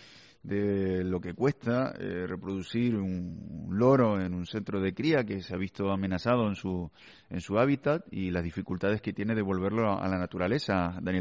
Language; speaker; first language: Spanish; native; Spanish